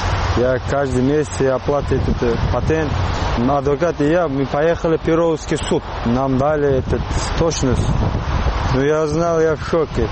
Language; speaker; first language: Russian; non-native, learner; Uzbek